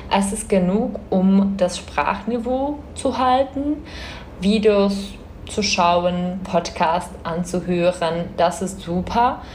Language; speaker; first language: German; non-native, fluent; Czech